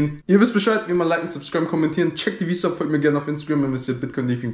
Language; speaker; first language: German; native; German